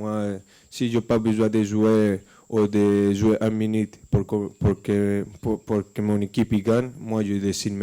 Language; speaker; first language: French; non-native, fluent; Spanish